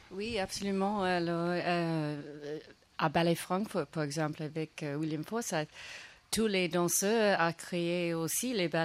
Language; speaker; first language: French; non-native, fluent; English